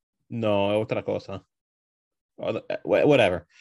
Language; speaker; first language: Spanish; early bilingual, other home language; English